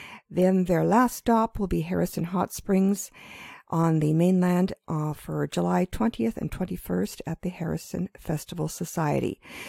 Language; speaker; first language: English; early bilingual, other home language; Ukrainian